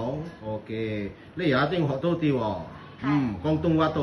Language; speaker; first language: Chinese; native; Chinese